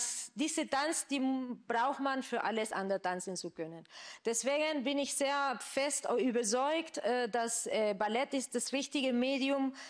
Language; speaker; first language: German; non-native, fluent; Spanish